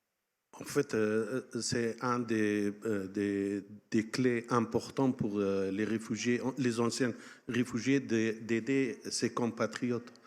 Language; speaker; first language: French; non-native, fluent; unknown